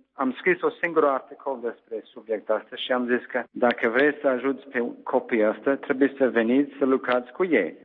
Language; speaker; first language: Romanian; non-native, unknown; English